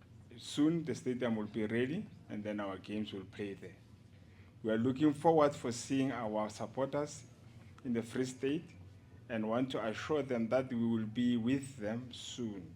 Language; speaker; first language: English; non-native, local second language; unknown